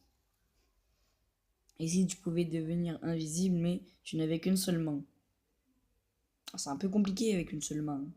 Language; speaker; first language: French; native; French